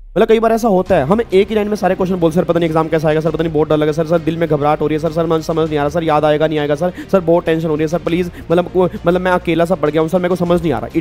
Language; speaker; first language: Hindi; native; Hindi